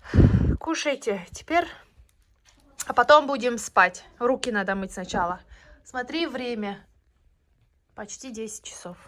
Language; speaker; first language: Russian; non-native, fluent; Tajik